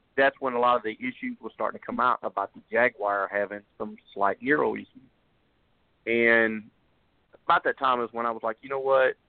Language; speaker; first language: English; native; English